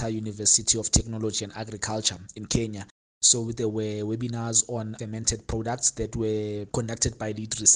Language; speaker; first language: English; non-native, local second language; Xhosa